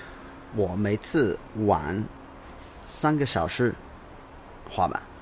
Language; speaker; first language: Chinese; non-native, learner; English